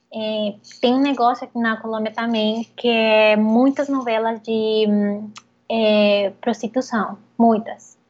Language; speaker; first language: Portuguese; non-native, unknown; Spanish